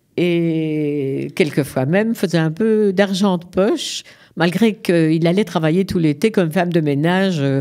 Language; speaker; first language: French; native; French